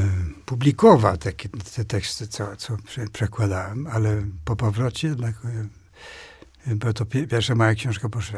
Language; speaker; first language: Polish; non-native, fluent; Swedish